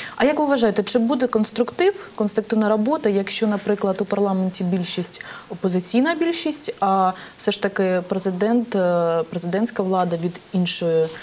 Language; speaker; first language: Ukrainian; native; Ukrainian